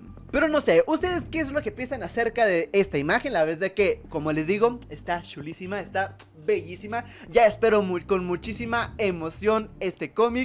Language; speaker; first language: Spanish; native; Spanish